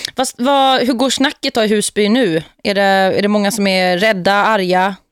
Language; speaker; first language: Swedish; native; Swedish